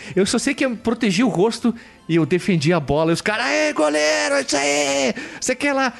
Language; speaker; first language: Portuguese; native; Portuguese